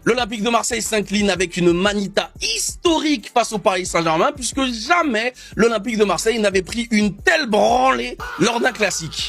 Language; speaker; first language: French; native; French